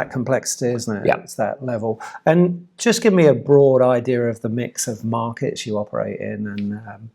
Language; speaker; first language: English; native; English